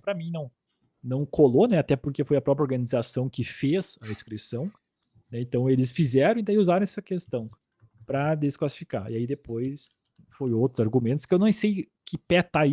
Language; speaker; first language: Portuguese; native; Portuguese